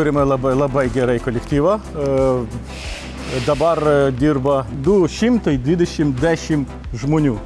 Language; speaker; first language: Lithuanian; non-native, learner; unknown